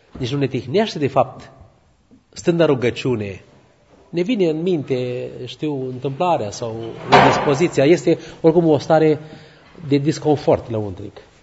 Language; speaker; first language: Romanian; native; Romanian